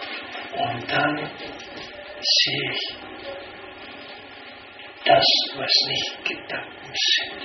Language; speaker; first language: German; non-native, fluent; Danish